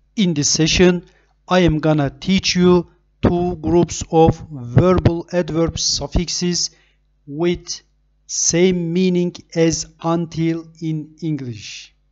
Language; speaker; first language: English; non-native, fluent; Turkish